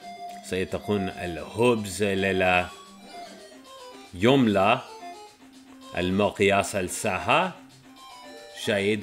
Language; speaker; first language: Arabic; non-native, learner; English